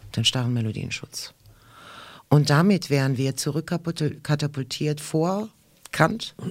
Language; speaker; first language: German; early bilingual, other home language; Russian